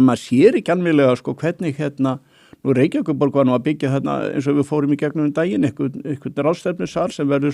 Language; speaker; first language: Icelandic; native; Icelandic